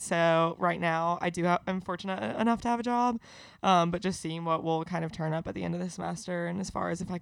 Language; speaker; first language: English; native; English